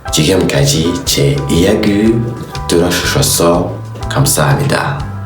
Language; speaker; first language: Korean; non-native, learner; Kinyarwanda